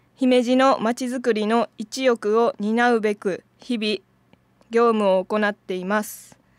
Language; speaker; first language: Japanese; native; Japanese